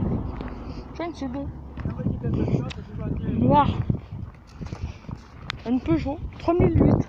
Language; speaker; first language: French; native; French